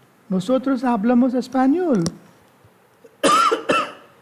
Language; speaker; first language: Spanish; non-native, learner; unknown